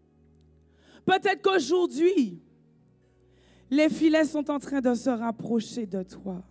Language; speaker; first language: French; native; French